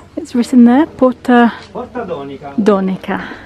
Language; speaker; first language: English; native; English